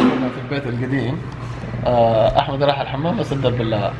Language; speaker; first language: Arabic; native; Arabic